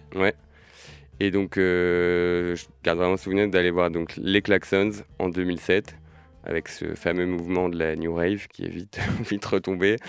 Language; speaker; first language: French; native; French